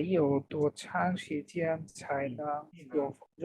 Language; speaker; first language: Chinese; non-native, learner; Bangla